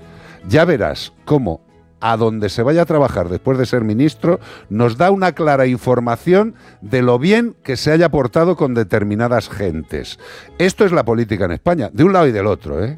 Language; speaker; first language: Spanish; native; Spanish